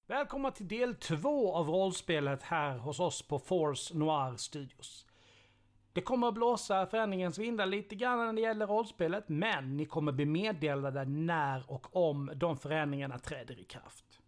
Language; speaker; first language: Swedish; native; Swedish